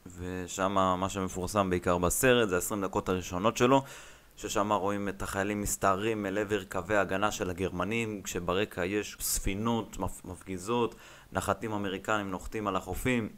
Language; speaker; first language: Hebrew; native; Hebrew